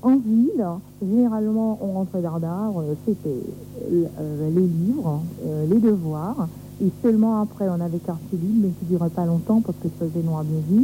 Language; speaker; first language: French; native; French